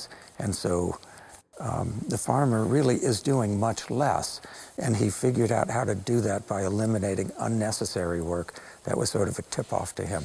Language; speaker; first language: English; native; English